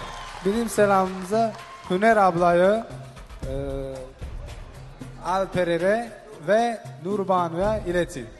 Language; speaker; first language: Turkish; non-native, fluent; Tajik